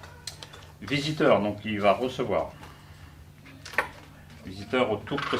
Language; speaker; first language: French; native; French